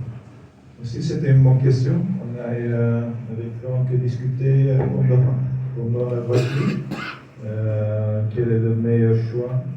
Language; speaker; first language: French; non-native, local second language; Dutch